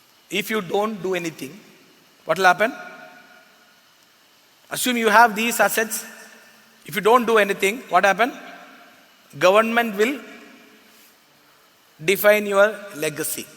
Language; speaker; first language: English; non-native, local second language; Malayalam